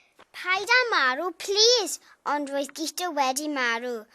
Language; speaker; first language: Welsh; non-native, local second language; English